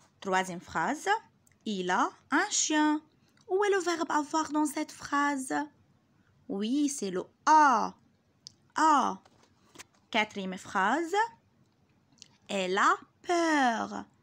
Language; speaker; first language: French; non-native, local second language; Arabic